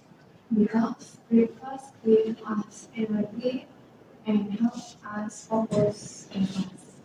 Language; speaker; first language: English; non-native, learner; Indonesian